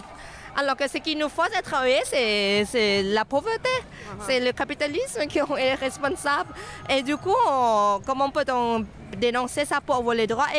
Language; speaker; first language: French; non-native, fluent; Thai